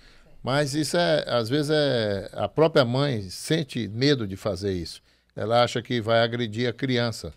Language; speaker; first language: Portuguese; native; Portuguese